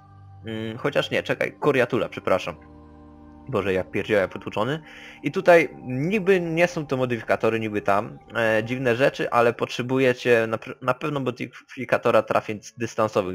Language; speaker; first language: Polish; native; Polish